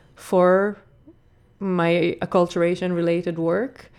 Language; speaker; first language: English; non-native, fluent; Hebrew